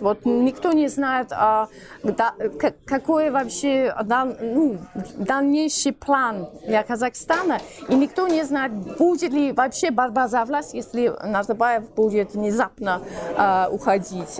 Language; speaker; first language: Russian; non-native, fluent; English